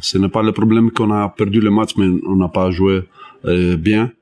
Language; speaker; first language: French; non-native, learner; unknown